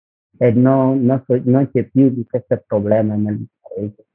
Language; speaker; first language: Italian; non-native, learner; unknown